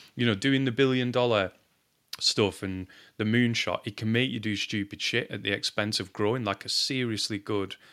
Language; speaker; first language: English; native; English